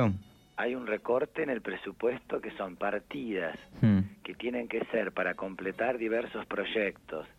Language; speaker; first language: Spanish; native; Spanish